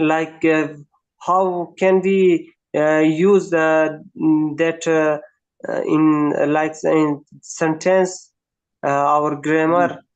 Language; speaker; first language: English; non-native, learner; Persian